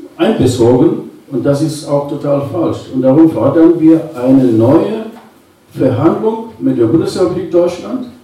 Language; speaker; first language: German; non-native, fluent; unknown